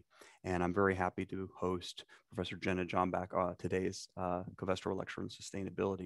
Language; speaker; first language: English; native; English